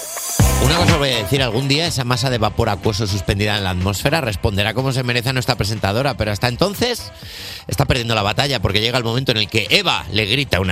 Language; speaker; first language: Spanish; native; Spanish